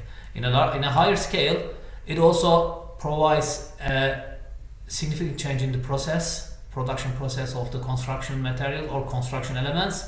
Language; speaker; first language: English; non-native, fluent; Turkish